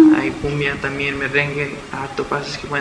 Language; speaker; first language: Spanish; early bilingual, heritage; Spanish